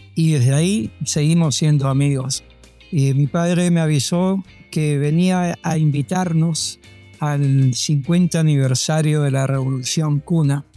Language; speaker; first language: Spanish; native; Spanish